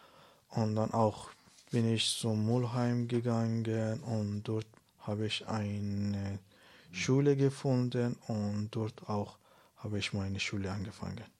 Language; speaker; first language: German; non-native, learner; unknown